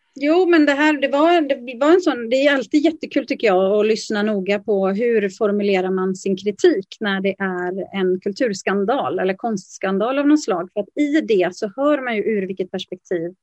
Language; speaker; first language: Swedish; native; Swedish